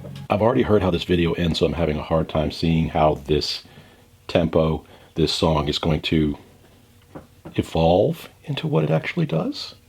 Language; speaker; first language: English; native; English